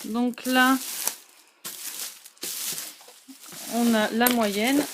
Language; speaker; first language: French; native; French